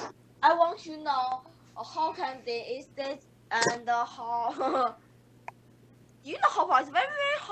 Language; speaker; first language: English; non-native, learner; Chinese